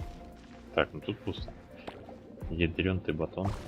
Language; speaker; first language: Russian; native; Russian